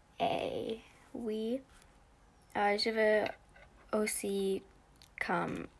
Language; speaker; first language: French; non-native, learner; English